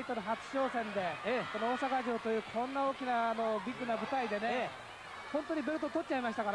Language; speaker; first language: Japanese; native; Japanese